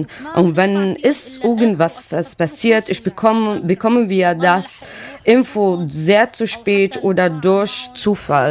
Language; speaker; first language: German; non-native, learner; Arabic